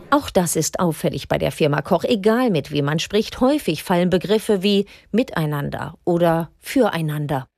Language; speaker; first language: German; native; German